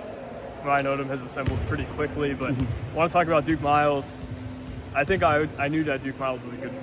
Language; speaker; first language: English; native; English